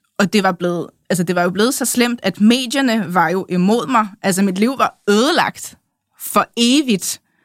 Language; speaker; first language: Danish; early bilingual, other home language; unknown